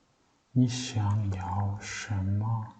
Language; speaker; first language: Chinese; non-native, learner; Mongolian